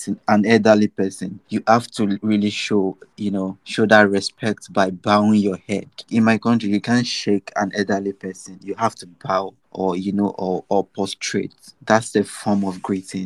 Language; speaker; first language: English; non-native, local second language; Yoruba